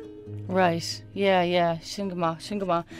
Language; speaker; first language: Irish; non-native, learner; English